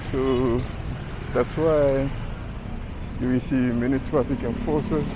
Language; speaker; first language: English; non-native, fluent; French